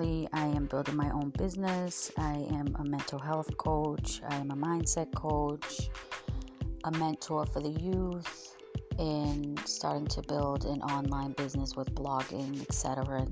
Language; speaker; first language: English; native; English